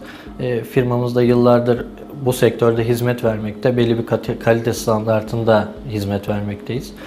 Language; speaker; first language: Turkish; native; Turkish